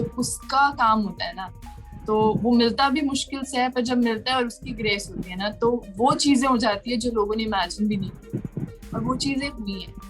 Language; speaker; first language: Hindi; native; Hindi